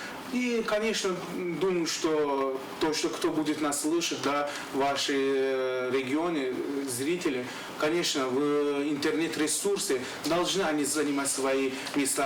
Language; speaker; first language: Russian; non-native, local second language; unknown